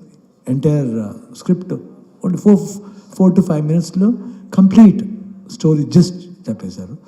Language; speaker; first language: Telugu; non-native, learner; Kannada